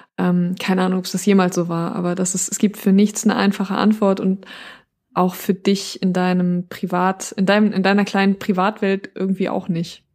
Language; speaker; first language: German; native; German